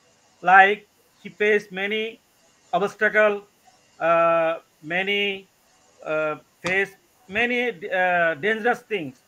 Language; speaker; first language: English; non-native, learner; Bangla